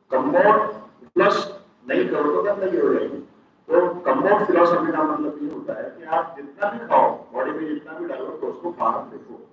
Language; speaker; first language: Hindi; non-native, local second language; Marathi